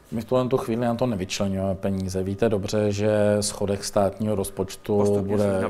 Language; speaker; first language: Czech; native; Czech